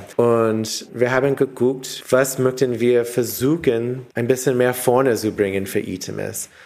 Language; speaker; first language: German; non-native, learner; English